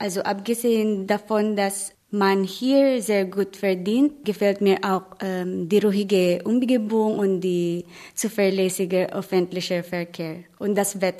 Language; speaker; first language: German; non-native, fluent; Filipino